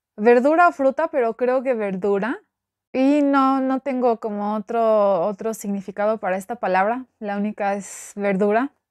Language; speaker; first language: Spanish; non-native, fluent; Albanian